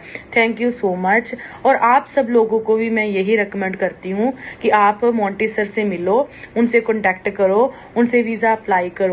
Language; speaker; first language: Hindi; native; Hindi